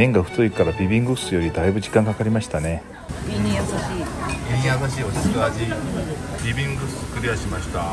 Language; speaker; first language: Japanese; non-native, fluent; Korean